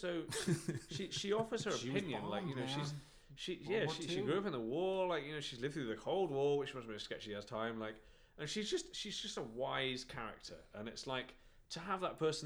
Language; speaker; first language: English; native; English